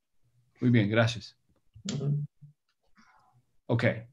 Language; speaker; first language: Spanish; non-native, learner; English